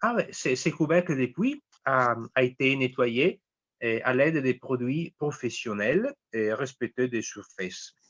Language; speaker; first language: French; non-native, fluent; Italian